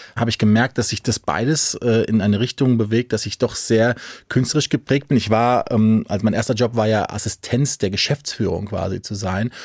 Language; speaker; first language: German; native; German